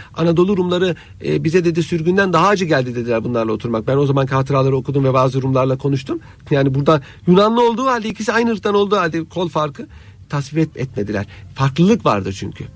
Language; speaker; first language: Turkish; native; Turkish